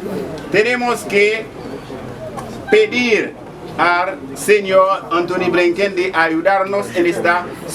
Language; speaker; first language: Spanish; non-native, learner; Haitian Creole